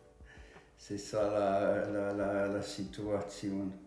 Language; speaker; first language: French; non-native, learner; Romanian